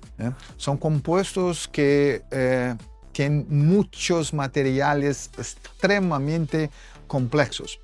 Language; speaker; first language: Spanish; non-native, fluent; Portuguese